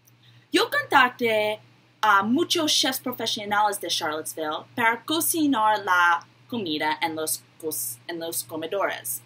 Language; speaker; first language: Spanish; non-native, learner; English